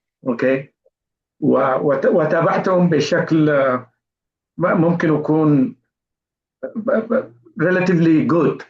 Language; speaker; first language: Arabic; native; Arabic